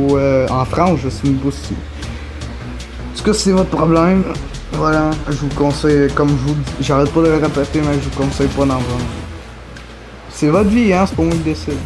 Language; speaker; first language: French; native; French